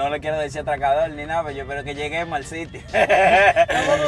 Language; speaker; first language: Spanish; native; Spanish